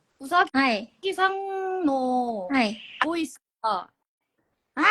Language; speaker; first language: Japanese; non-native, learner; Korean